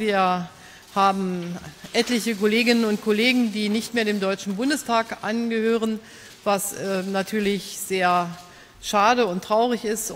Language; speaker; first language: German; native; German